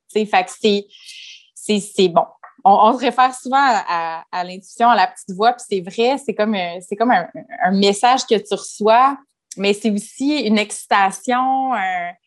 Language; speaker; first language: French; native; French